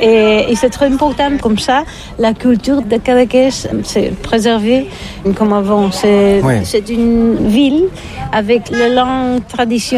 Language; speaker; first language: French; non-native, learner; Catalan